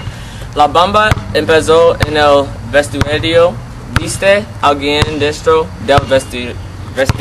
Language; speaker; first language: Spanish; non-native, learner; English